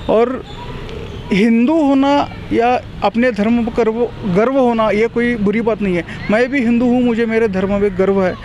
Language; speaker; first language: Hindi; non-native, local second language; Marathi